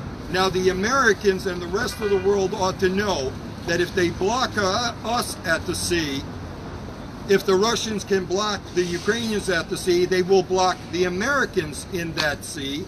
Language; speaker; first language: English; early bilingual, other home language; Ukrainian